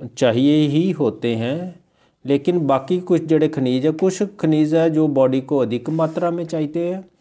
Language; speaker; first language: Hindi; non-native, local second language; Punjabi